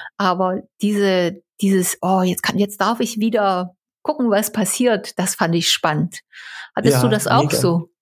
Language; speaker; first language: German; native; German